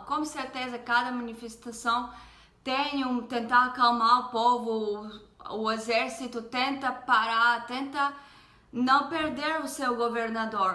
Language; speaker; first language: Portuguese; non-native, fluent; Hebrew